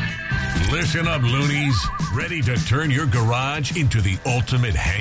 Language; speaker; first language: English; native; English